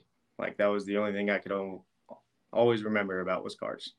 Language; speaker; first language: English; native; English